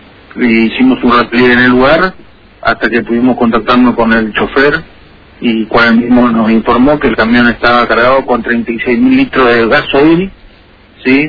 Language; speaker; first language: Spanish; native; Spanish